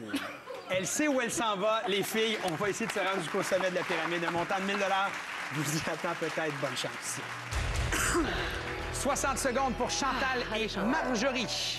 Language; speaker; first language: French; native; French